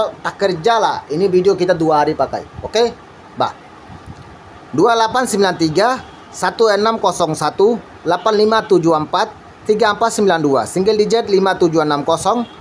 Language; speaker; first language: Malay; non-native, learner; Bangla